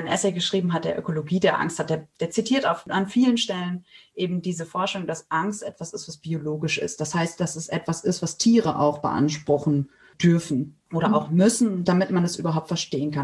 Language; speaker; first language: German; native; German